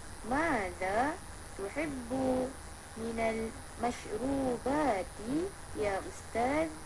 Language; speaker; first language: Arabic; non-native, learner; Malay